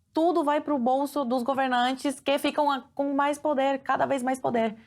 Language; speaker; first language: Portuguese; early bilingual, other home language; Spanish